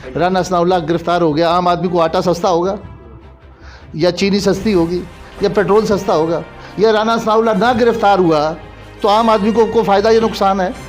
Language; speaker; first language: Urdu; non-native, local second language; Pahari-Potwari